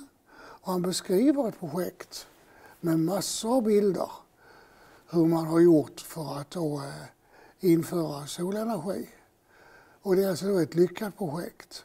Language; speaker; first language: Swedish; native; Swedish